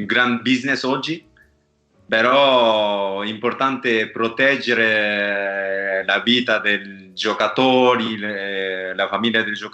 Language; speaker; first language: Italian; non-native, learner; Japanese